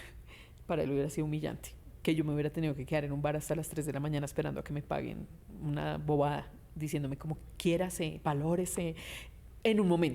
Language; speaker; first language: Spanish; native; Spanish